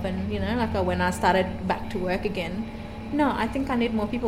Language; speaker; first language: English; non-native, fluent; Indonesian